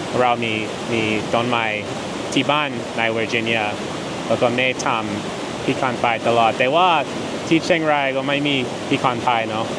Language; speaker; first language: Thai; non-native, fluent; English